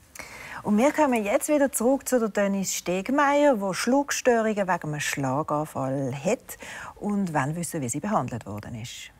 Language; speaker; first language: German; native; German